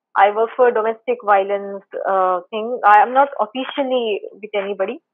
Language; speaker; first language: English; non-native, local second language; Telugu